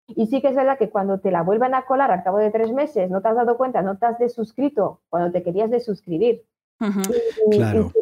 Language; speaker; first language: Spanish; non-native, fluent; French